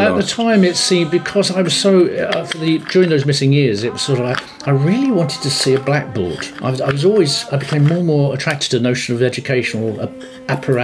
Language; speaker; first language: English; native; English